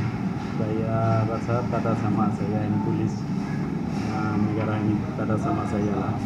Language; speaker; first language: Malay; non-native, learner; Bangla